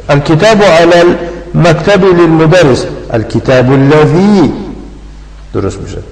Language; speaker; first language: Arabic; non-native, fluent; Tajik